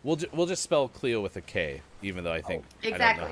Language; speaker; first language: English; native; English